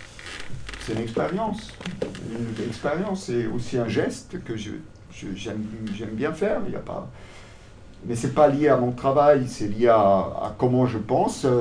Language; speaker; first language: French; non-native, local second language; German